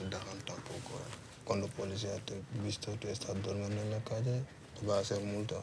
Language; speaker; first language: Spanish; non-native, learner; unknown